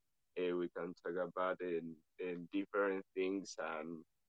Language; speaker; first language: English; non-native, fluent; Spanish